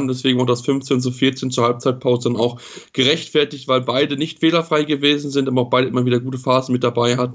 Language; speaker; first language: German; native; German